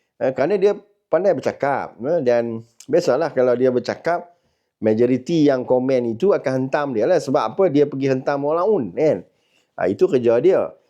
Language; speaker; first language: Malay; native; Malay